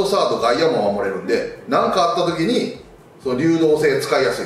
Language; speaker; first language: Japanese; native; Japanese